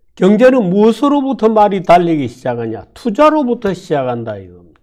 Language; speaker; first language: Korean; native; Korean